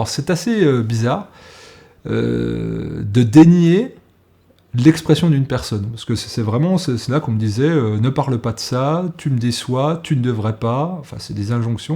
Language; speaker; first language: French; native; French